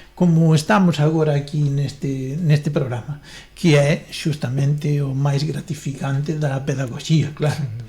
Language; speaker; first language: Galician; native; Galician